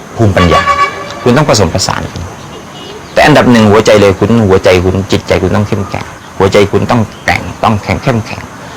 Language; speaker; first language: Thai; native; Thai